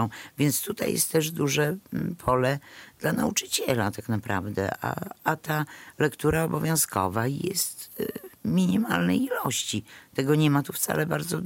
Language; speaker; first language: Polish; native; Polish